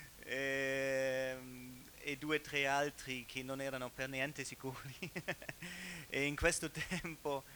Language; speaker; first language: Italian; non-native, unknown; German